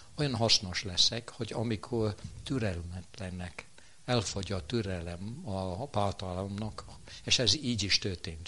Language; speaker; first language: Hungarian; non-native, fluent; English